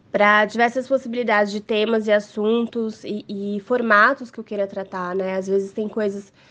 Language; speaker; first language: Portuguese; native; Portuguese